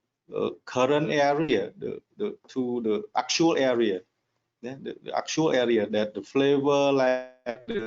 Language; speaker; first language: English; non-native, learner; Khmer